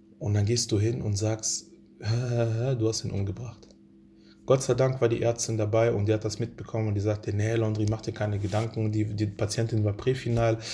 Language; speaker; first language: German; early bilingual, other home language; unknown